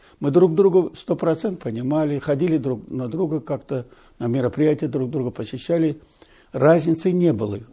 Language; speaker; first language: Russian; non-native, local second language; Tatar